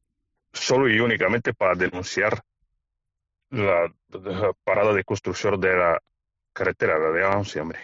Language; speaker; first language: Spanish; non-native, fluent; Bulgarian